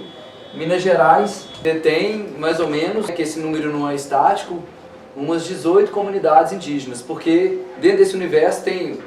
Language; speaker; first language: Portuguese; native; Portuguese